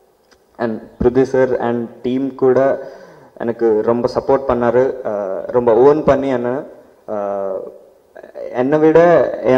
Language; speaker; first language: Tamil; non-native, learner; Malayalam